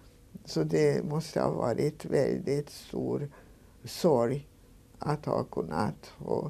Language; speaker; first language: Swedish; non-native, fluent; Hungarian